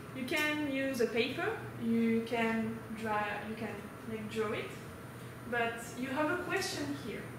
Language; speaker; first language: English; non-native, fluent; French